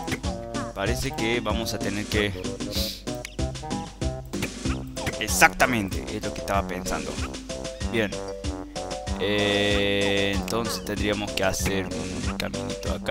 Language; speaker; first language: Spanish; native; Spanish